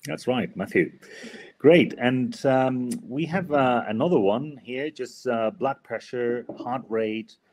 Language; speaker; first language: English; non-native, fluent; Spanish